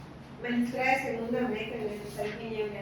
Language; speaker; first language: Spanish; native; Spanish